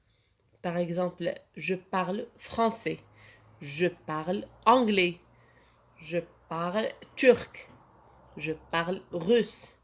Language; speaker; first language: French; non-native, local second language; Arabic